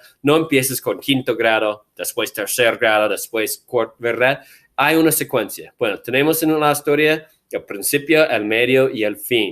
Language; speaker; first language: Spanish; non-native, fluent; English